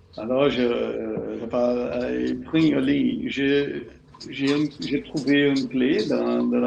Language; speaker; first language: French; non-native, fluent; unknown